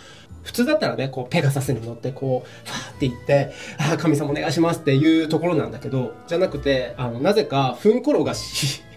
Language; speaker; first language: Japanese; native; Japanese